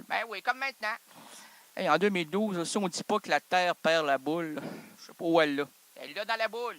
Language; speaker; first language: French; native; French